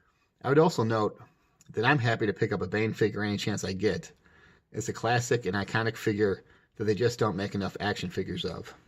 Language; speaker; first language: English; native; English